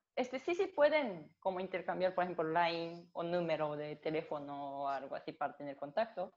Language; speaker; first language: Spanish; non-native, learner; Japanese